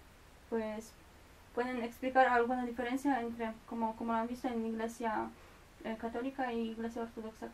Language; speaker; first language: Spanish; non-native, fluent; Polish